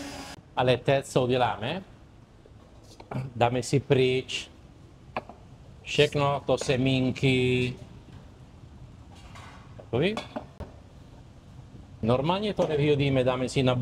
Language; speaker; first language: Czech; non-native, learner; Italian